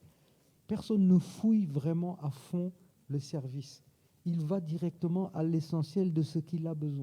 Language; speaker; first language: French; native; French